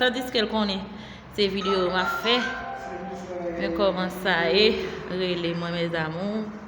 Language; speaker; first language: French; non-native, learner; Haitian Creole